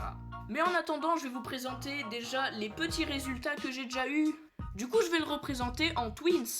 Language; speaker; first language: French; native; French